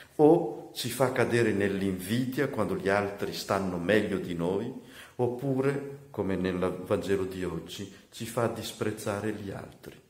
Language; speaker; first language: Italian; non-native, fluent; Malagasy